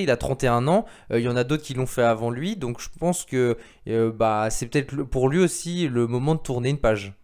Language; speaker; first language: French; native; French